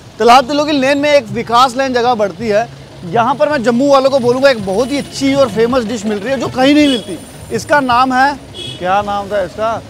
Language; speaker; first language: Hindi; non-native, local second language; Dogri